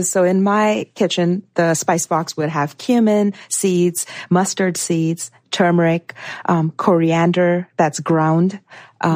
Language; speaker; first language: English; non-native, local second language; Gujarati